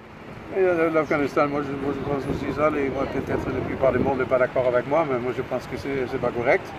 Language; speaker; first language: French; non-native, fluent; German